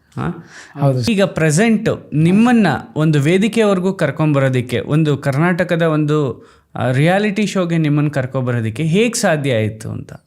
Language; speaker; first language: Kannada; native; Kannada